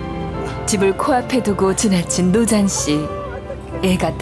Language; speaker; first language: Korean; native; Korean